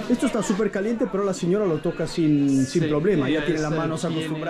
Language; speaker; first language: Spanish; non-native, fluent; Italian